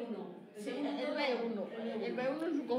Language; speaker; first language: Spanish; native; Spanish